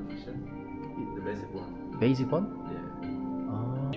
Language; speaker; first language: English; non-native, learner; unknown